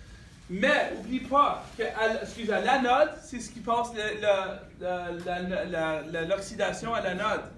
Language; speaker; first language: French; native; French